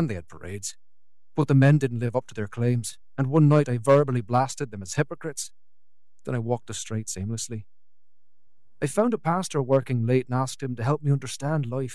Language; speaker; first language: English; native; English